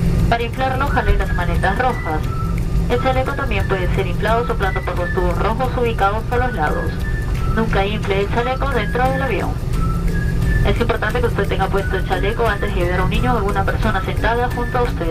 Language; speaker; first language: Spanish; native; Spanish